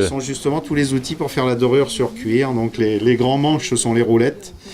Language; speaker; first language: French; native; French